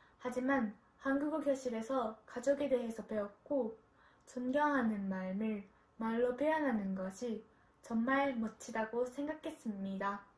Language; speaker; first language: Korean; non-native, fluent; Japanese